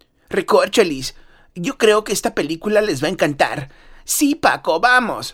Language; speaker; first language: Spanish; early bilingual, heritage; Spanish